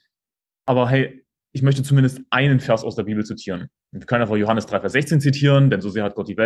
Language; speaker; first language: German; native; German